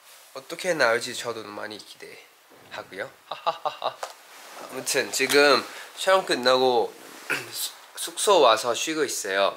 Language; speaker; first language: Korean; non-native, fluent; Thai